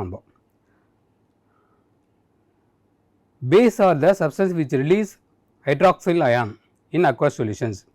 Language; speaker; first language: Tamil; native; Tamil